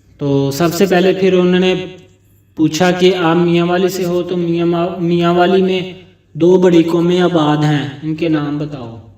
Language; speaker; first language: Urdu; non-native, local second language; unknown